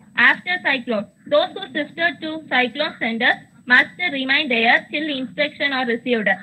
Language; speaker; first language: English; non-native, local second language; Tamil